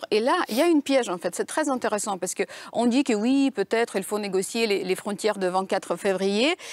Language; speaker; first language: French; non-native, fluent; Ukrainian